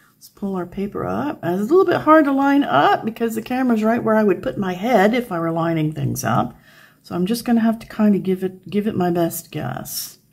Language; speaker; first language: English; native; English